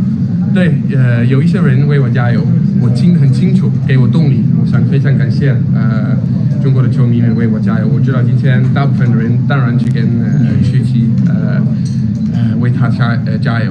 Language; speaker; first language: Chinese; non-native, fluent; Danish